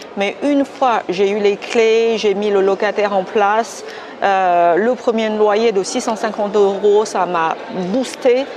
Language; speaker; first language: French; non-native, fluent; Chinese